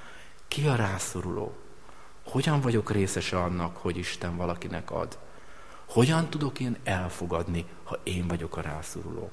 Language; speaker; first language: Hungarian; native; Hungarian